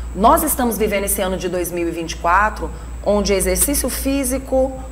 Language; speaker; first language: Portuguese; native; Portuguese